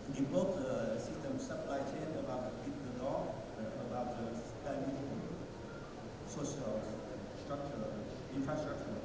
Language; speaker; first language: English; non-native, learner; Vietnamese